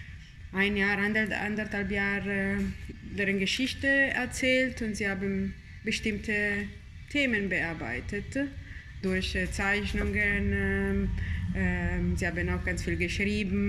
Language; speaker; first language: German; non-native, fluent; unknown